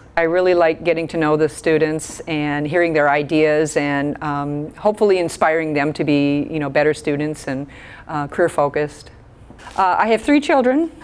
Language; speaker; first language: English; native; English